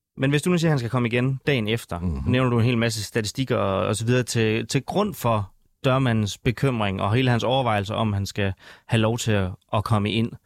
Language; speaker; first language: Danish; native; Danish